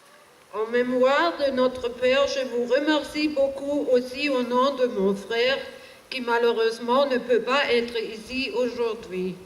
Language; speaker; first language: French; non-native, fluent; German